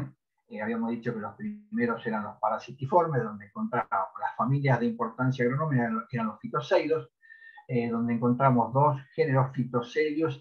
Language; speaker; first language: Spanish; native; Spanish